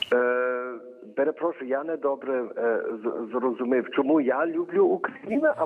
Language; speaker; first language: Ukrainian; early bilingual, heritage; Ukrainian